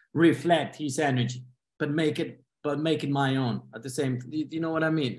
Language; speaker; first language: English; non-native, fluent; Spanish